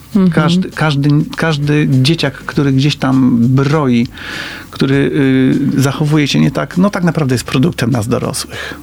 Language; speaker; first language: Polish; native; Polish